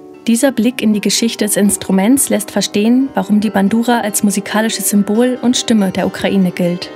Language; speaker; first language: German; native; German